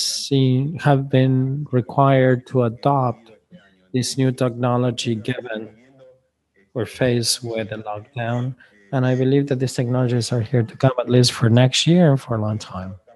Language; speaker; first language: English; non-native, fluent; Spanish